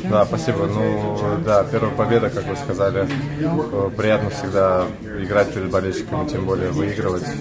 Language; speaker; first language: Russian; native; Russian